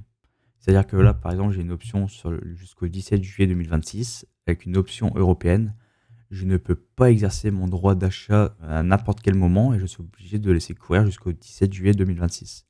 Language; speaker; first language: French; native; French